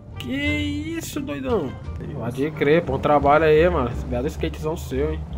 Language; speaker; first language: Portuguese; native; Portuguese